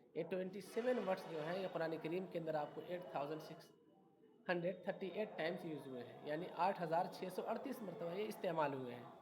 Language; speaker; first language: Urdu; native; Urdu